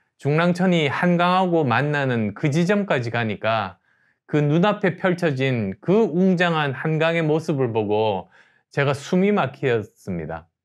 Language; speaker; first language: Korean; native; Korean